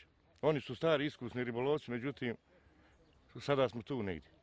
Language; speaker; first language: Bosnian; native; Bosnian